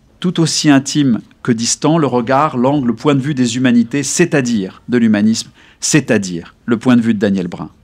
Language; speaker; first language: French; native; French